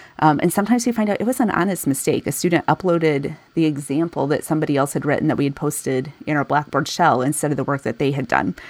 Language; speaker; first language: English; native; English